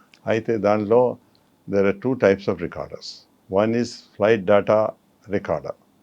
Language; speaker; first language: English; non-native, local second language; Telugu